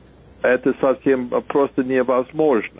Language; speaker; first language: Russian; non-native, fluent; English